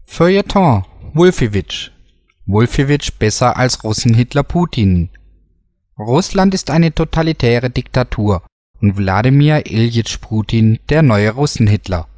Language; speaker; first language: German; native; German